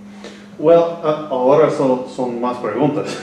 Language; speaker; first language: Spanish; non-native, learner; English